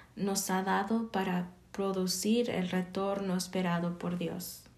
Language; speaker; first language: Spanish; early bilingual, heritage; Spanish